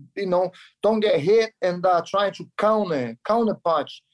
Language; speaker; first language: English; non-native, learner; Kyrgyz